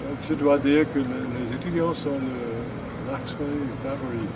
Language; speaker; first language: French; non-native, fluent; English